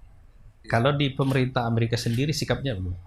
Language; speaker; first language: Indonesian; native; Indonesian